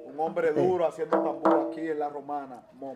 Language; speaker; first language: Spanish; native; Spanish